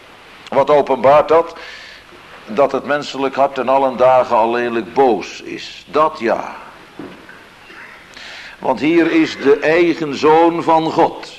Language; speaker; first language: Dutch; native; Dutch